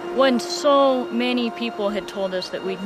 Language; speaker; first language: English; native; English